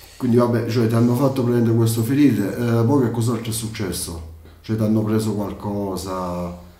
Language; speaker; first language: Italian; native; Italian